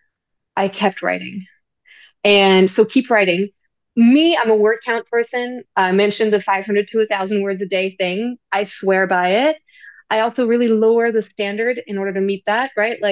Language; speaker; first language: English; non-native, fluent; French